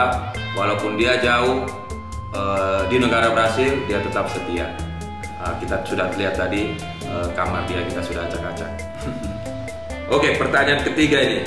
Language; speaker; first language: Indonesian; native; Indonesian